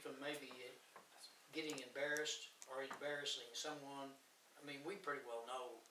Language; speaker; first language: English; native; English